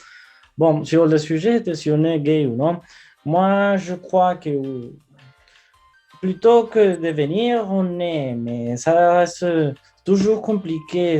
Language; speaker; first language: French; non-native, fluent; Spanish